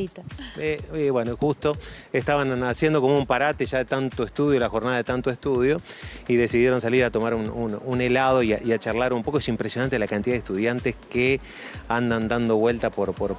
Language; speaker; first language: Spanish; native; Spanish